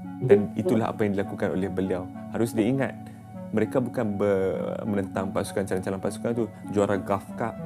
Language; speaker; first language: Malay; native; Malay